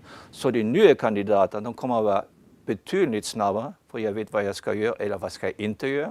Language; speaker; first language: Swedish; non-native, fluent; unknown